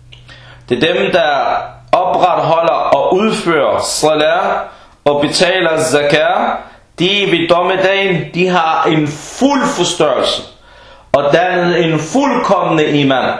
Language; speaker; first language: Danish; early bilingual, other home language; Arabic